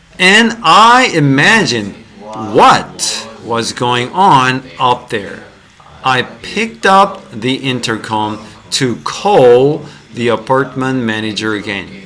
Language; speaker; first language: English; non-native, fluent; Korean